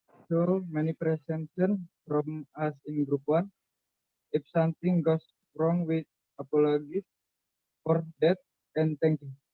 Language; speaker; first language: English; non-native, learner; Indonesian